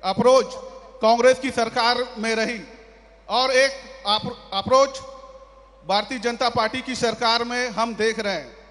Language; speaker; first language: Hindi; native; Hindi